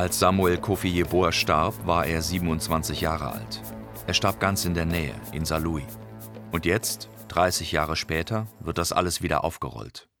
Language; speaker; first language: German; native; German